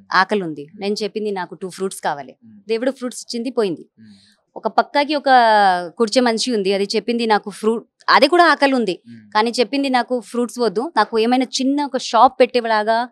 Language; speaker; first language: Telugu; non-native, local second language; Hindi